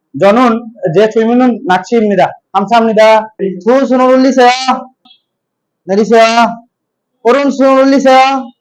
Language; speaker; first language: Korean; non-native, learner; Bangla